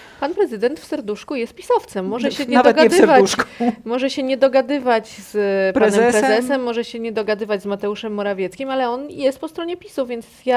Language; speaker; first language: Polish; native; Polish